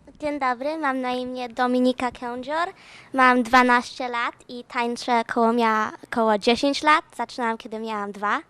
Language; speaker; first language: Polish; early bilingual, heritage; Polish